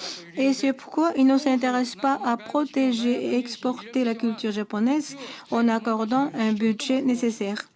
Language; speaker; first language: French; non-native, fluent; Japanese